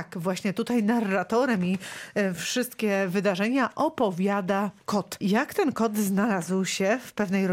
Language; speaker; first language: Polish; native; Polish